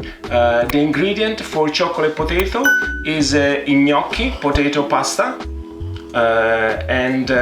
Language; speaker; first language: English; non-native, fluent; Italian